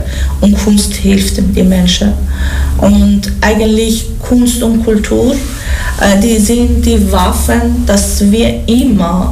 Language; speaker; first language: German; non-native, learner; Persian